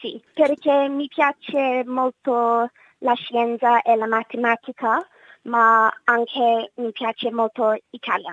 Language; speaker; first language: Italian; non-native, learner; English